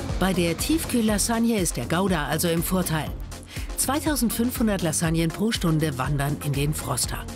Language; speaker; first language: German; native; German